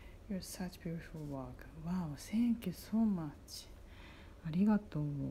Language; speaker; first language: English; non-native, learner; Japanese